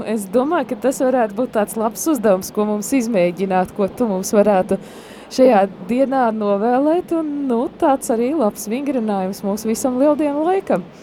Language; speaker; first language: Latvian; native; Latvian